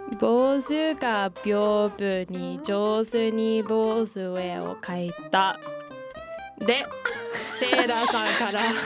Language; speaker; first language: Japanese; non-native, fluent; English